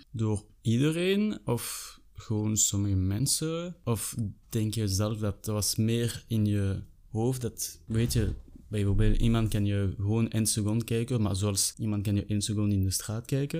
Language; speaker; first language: Dutch; non-native, learner; French